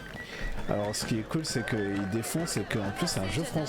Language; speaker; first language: French; native; French